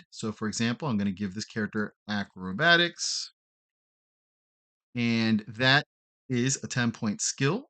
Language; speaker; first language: English; native; English